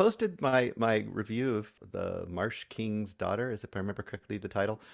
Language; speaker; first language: English; native; English